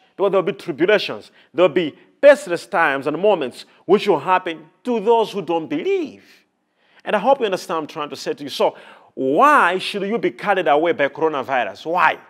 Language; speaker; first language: English; non-native, local second language; Nyanja